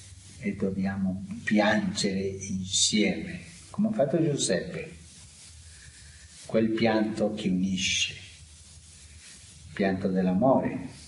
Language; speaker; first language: Italian; non-native, fluent; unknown